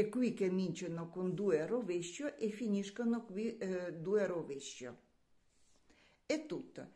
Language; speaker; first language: Italian; non-native, learner; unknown